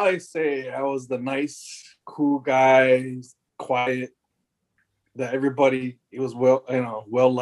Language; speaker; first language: English; native; English